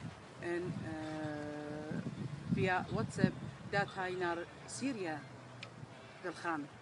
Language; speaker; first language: Dutch; non-native, learner; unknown